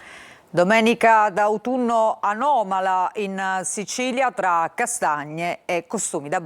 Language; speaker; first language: Italian; native; Italian